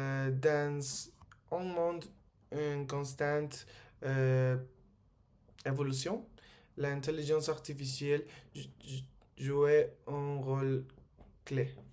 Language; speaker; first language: French; non-native, learner; Spanish